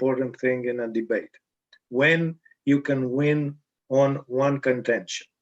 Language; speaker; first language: English; non-native, fluent; Romanian